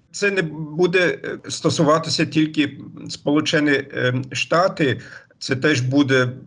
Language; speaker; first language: Ukrainian; non-native, fluent; German